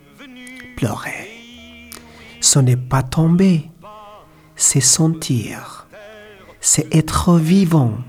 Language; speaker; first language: French; non-native, learner; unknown